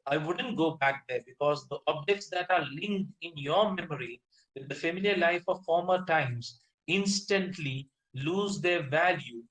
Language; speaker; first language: English; non-native, local second language; Malayalam